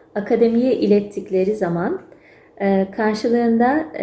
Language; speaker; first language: Turkish; native; Turkish